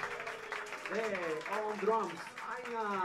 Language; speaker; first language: Japanese; non-native, fluent; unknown